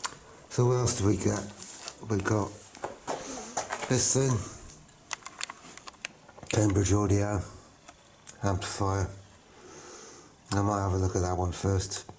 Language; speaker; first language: English; native; English